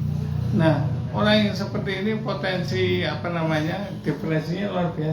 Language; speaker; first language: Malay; non-native, local second language; Javanese